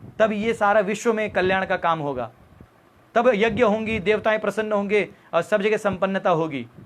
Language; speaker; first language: Hindi; non-native, local second language; Marathi